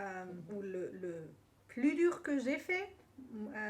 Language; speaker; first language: French; non-native, learner; English